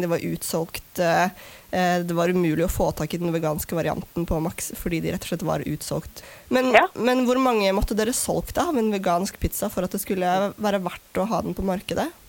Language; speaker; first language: Norwegian; native; Norwegian